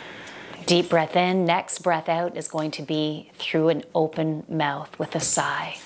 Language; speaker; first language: English; native; English